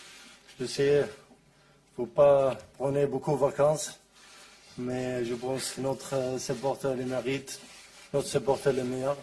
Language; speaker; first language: French; non-native, learner; Arabic